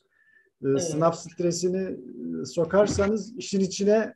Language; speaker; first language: Turkish; native; Turkish